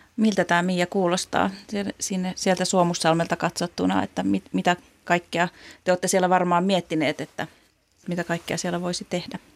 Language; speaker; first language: Finnish; native; Finnish